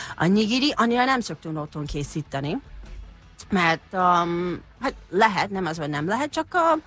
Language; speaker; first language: Hungarian; non-native, fluent; Japanese